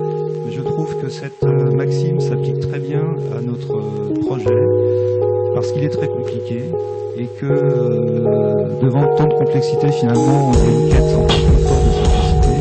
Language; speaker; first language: French; native; French